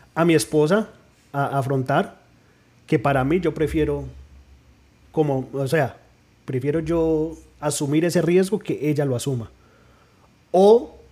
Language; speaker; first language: Spanish; early bilingual, heritage; Spanish